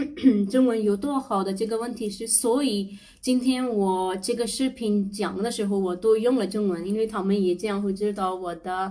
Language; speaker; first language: Chinese; non-native, learner; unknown